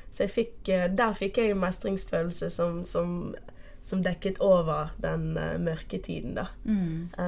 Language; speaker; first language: Norwegian; early bilingual, other home language; Portuguese